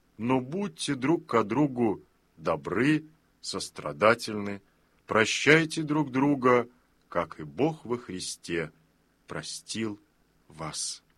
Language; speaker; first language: Russian; native; Russian